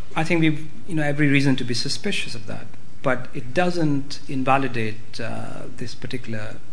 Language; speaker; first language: English; non-native, local second language; Hindi